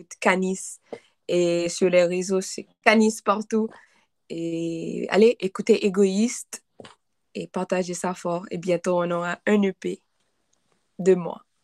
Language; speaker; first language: French; non-native, local second language; Haitian Creole